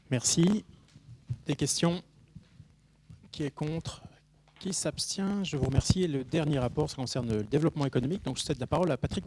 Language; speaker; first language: French; native; French